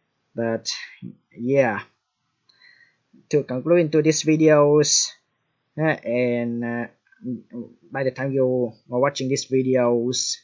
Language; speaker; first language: English; non-native, fluent; Vietnamese